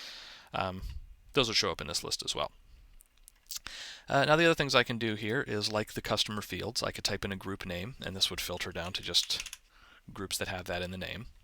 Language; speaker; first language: English; native; English